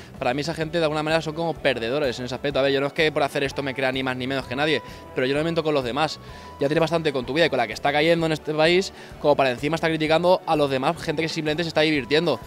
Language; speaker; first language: Spanish; native; Spanish